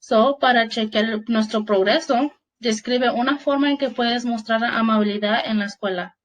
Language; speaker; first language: Spanish; early bilingual, heritage; Spanish